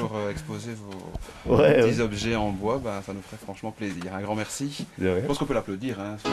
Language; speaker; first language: French; native; French